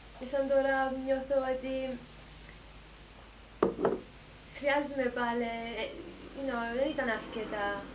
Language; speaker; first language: Greek; early bilingual, heritage; Greek